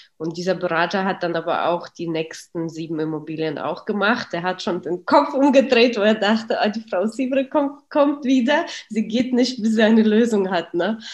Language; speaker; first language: German; early bilingual, other home language; Russian